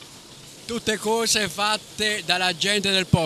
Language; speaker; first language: Italian; native; Italian